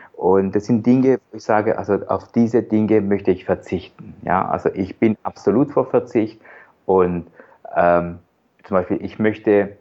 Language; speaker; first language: German; non-native, fluent; Persian